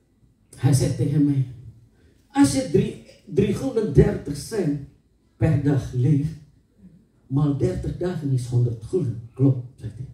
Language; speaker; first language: Dutch; non-native, learner; Indonesian